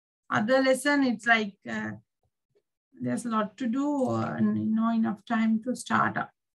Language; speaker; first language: English; non-native, local second language; Sinhala